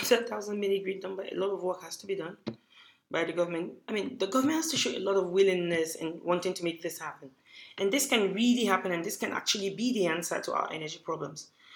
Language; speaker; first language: English; non-native, local second language; Hausa